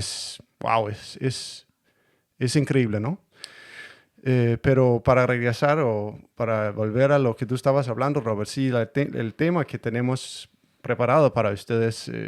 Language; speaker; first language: Spanish; non-native, learner; Danish